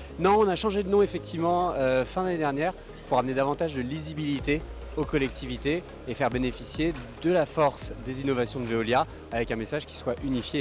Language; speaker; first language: French; native; French